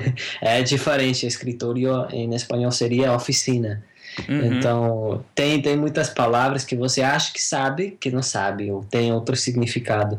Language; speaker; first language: Portuguese; non-native, fluent; English